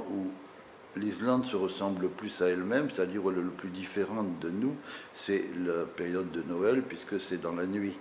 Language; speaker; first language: French; native; French